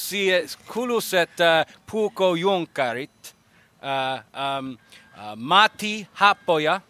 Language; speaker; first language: Finnish; non-native, learner; English